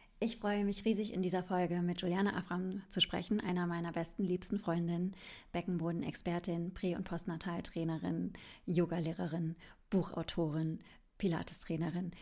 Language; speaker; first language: German; native; German